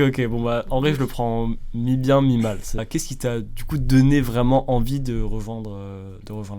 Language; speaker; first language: French; native; French